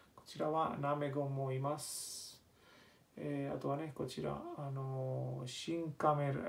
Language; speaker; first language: Japanese; non-native, fluent; Italian